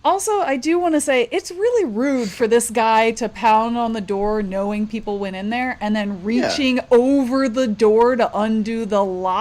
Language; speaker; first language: English; native; English